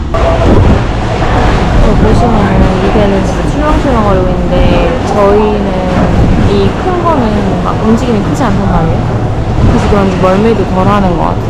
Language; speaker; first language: Korean; native; Korean